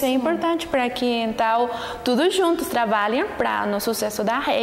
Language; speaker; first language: Portuguese; non-native, learner; Spanish